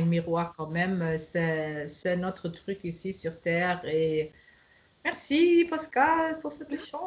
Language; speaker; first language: French; non-native, fluent; German